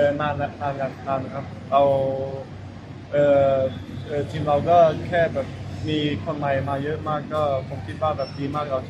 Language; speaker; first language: Thai; early bilingual, heritage; Thai